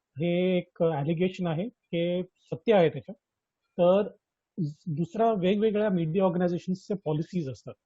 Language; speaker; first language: Marathi; native; Marathi